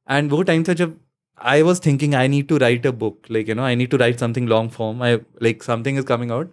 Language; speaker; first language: English; non-native, local second language; Punjabi